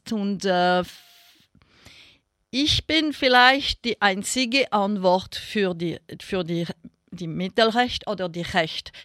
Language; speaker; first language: German; non-native, local second language; French